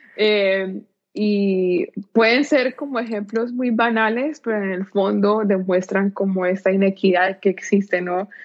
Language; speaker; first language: Spanish; native; Spanish